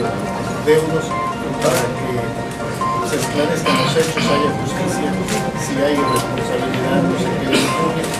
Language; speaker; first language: Spanish; native; Spanish